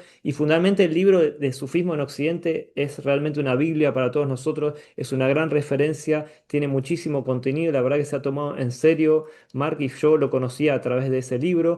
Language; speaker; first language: Spanish; native; Spanish